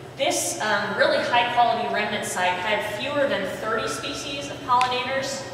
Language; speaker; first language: English; native; English